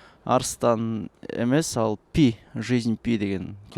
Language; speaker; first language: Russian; non-native, local second language; Kyrgyz